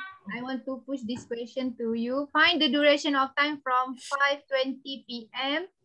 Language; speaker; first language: English; non-native, local second language; Malay